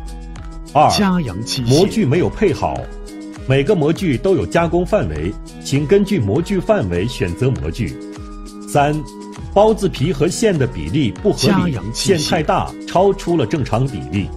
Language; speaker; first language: Chinese; native; Chinese